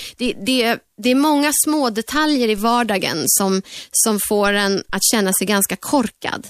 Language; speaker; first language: Swedish; native; Swedish